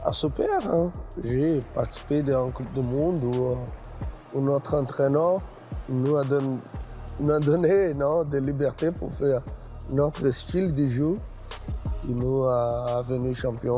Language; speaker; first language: French; non-native, fluent; Portuguese